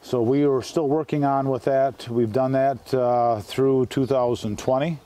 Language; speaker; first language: English; native; English